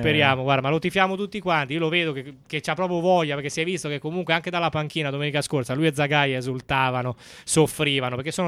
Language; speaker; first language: Italian; native; Italian